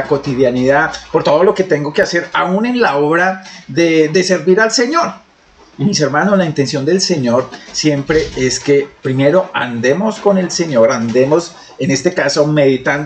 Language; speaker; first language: Spanish; native; Spanish